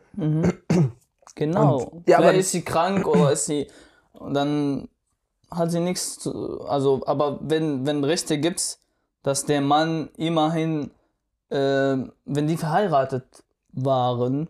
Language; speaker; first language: German; non-native, fluent; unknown